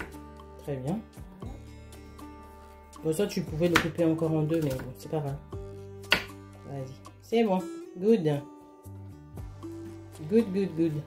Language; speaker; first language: French; native; French